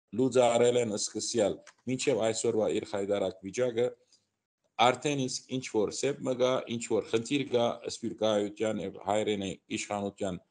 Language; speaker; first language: Armenian; early bilingual, heritage; Armenian